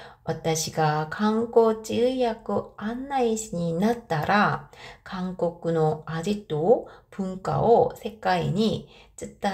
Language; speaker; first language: Japanese; non-native, fluent; Korean